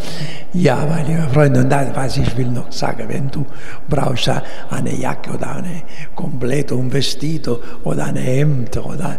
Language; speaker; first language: German; non-native, fluent; Italian